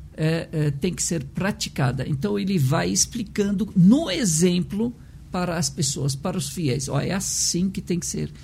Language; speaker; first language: Portuguese; early bilingual, other home language; Arabic